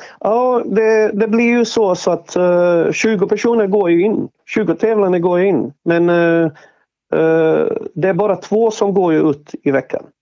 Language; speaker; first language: Swedish; non-native, fluent; Bosnian